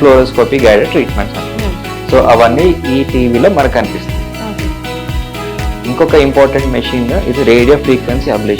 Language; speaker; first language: Telugu; native; Telugu